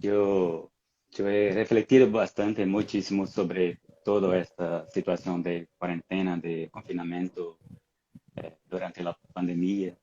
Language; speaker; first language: Spanish; non-native, fluent; Portuguese